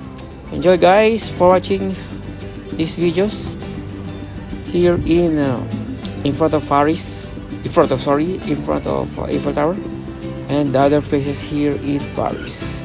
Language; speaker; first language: English; non-native, local second language; Filipino